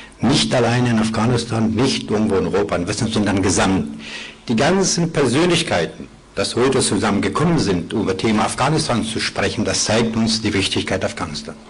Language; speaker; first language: German; non-native, fluent; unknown